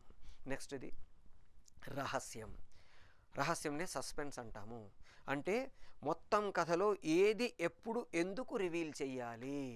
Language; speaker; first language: Telugu; native; Telugu